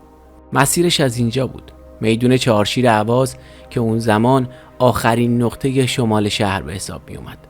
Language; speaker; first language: Persian; native; Persian